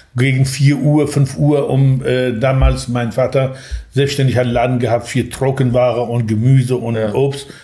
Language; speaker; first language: German; non-native, fluent; Persian